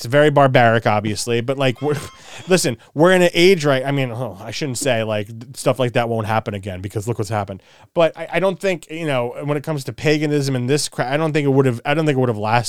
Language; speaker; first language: English; native; English